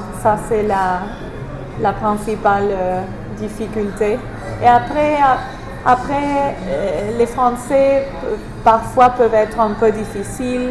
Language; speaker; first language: French; non-native, fluent; English